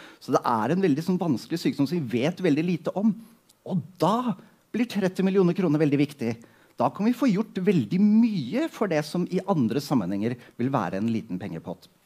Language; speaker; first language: Norwegian; native; Norwegian